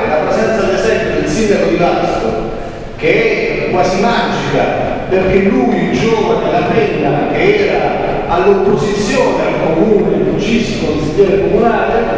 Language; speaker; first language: Italian; native; Italian